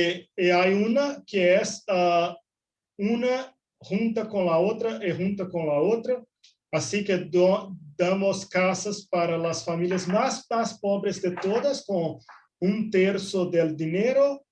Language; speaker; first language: Spanish; non-native, fluent; Portuguese